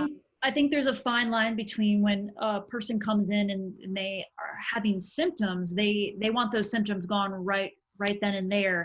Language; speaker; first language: English; native; English